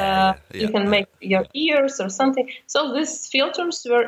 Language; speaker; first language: English; non-native, fluent; Ukrainian